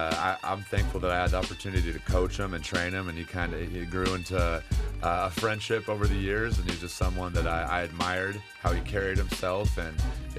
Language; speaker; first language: English; native; English